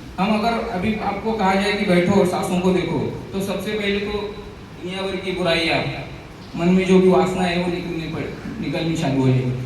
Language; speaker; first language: Hindi; non-native, local second language; Marathi